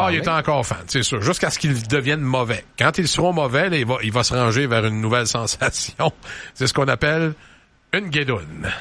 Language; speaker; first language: French; native; French